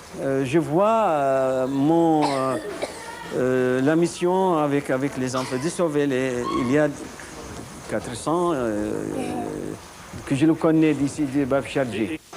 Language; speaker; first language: French; non-native, learner; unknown